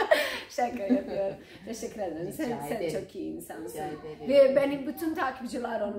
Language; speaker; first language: Turkish; non-native, learner; Croatian